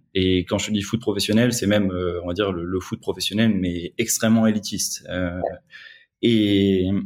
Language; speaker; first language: French; native; French